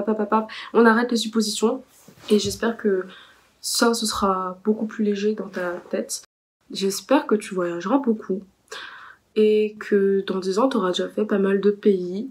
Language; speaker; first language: French; native; French